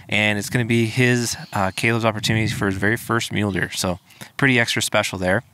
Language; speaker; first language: English; native; English